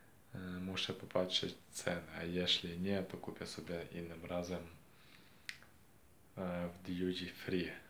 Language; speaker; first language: Polish; non-native, fluent; Ukrainian